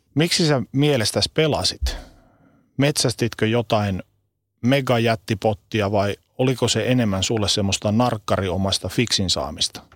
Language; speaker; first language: Finnish; native; Finnish